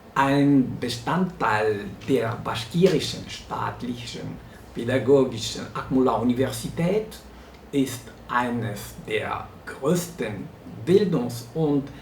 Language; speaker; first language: German; non-native, fluent; Russian